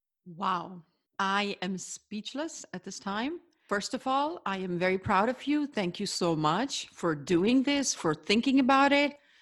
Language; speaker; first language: English; non-native, local second language; Hindi